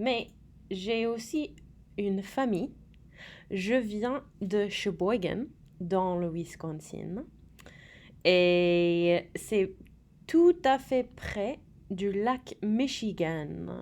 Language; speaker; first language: French; non-native, fluent; English